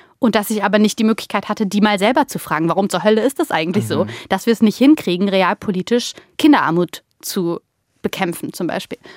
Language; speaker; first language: German; early bilingual, other home language; Bulgarian